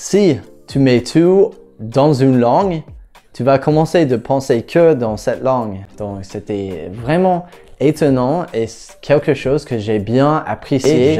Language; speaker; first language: French; non-native, fluent; English